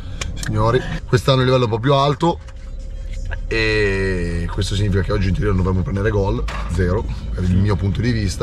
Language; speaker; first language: Italian; native; Italian